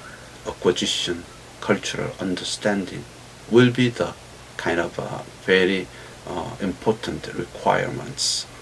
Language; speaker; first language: English; non-native, learner; Korean